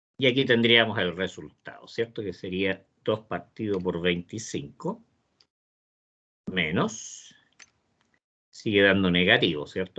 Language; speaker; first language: Spanish; native; Spanish